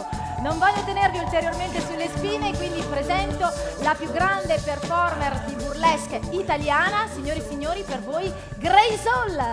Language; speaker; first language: Italian; native; Italian